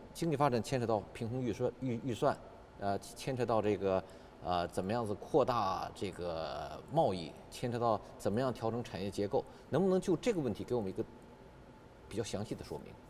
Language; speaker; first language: Chinese; native; Chinese